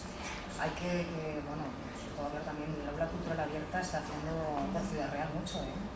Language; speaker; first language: Spanish; native; Spanish